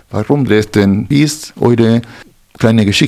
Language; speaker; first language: German; non-native, fluent; Spanish